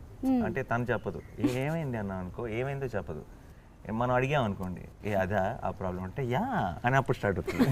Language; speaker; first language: Telugu; native; Telugu